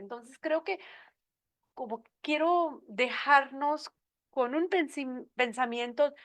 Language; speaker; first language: Spanish; non-native, learner; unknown